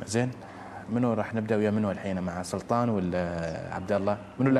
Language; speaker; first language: Arabic; native; Arabic